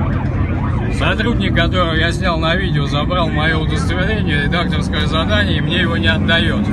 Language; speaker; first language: Russian; native; Russian